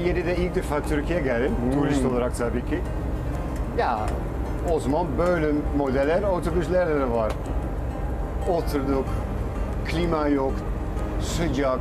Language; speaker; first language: Turkish; non-native, fluent; Dutch